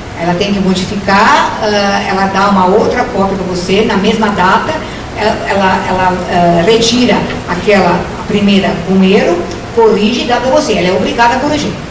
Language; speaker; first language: Portuguese; native; Portuguese